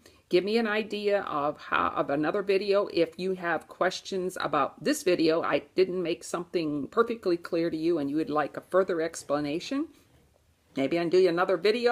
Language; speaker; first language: English; native; English